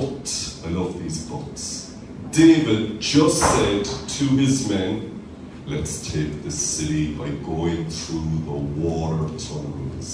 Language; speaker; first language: English; native; English